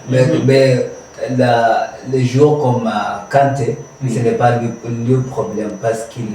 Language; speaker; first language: French; non-native, learner; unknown